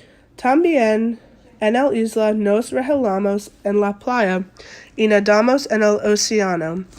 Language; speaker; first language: Spanish; non-native, learner; English